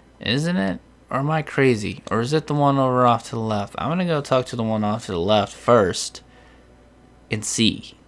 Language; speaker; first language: English; native; English